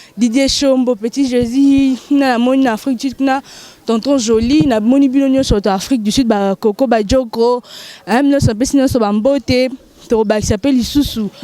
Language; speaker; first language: Lingala; native; Lingala